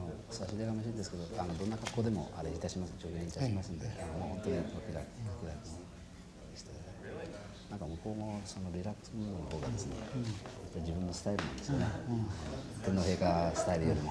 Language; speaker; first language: Japanese; native; Japanese